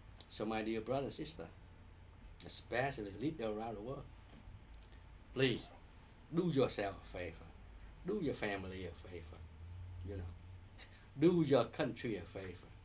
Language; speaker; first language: English; non-native, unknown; Vietnamese